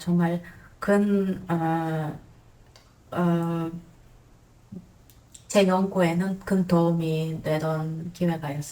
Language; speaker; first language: Korean; non-native, fluent; Croatian